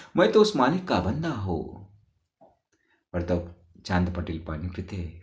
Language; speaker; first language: Hindi; non-native, local second language; Marathi